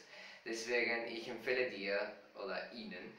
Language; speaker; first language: German; non-native, fluent; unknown